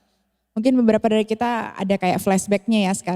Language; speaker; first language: Indonesian; native; Indonesian